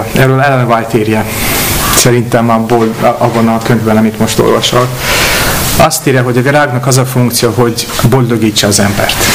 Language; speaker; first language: Hungarian; non-native, fluent; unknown